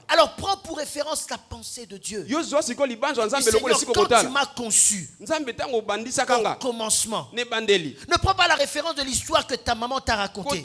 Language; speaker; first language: French; non-native, local second language; Lingala